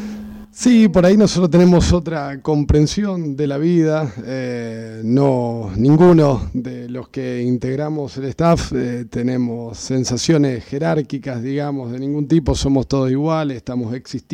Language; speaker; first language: Spanish; native; Spanish